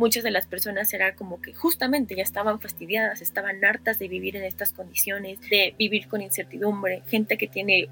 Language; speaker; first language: Spanish; native; Spanish